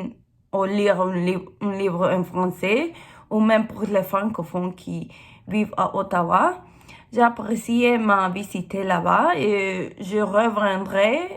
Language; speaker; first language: French; non-native, learner; English